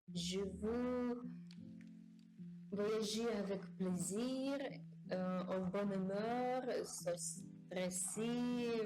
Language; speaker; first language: French; non-native, learner; Japanese